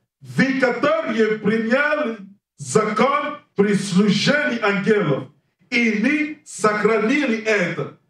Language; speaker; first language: Russian; non-native, learner; English